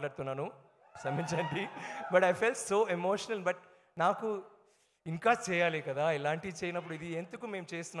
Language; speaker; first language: Telugu; non-native, learner; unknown